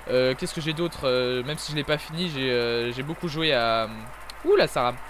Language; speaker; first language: French; native; French